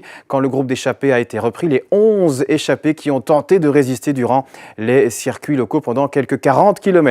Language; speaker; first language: French; native; French